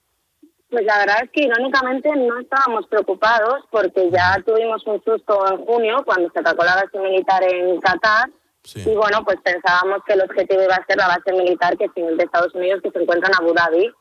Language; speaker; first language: Spanish; native; Spanish